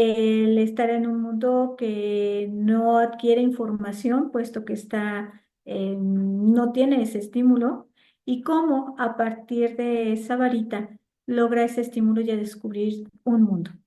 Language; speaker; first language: Spanish; native; Spanish